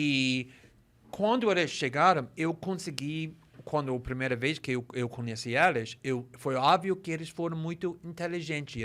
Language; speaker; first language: Portuguese; non-native, fluent; English